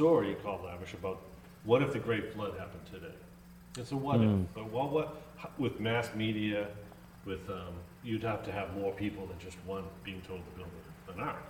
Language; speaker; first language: English; native; English